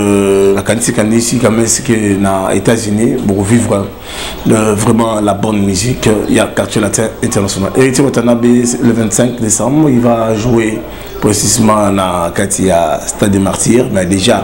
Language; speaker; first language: French; non-native, local second language; Lingala